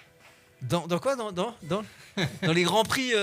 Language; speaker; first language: French; native; French